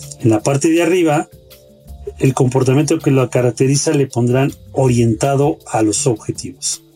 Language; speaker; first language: Spanish; native; Spanish